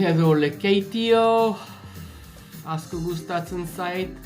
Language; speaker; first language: Basque; non-native, learner; English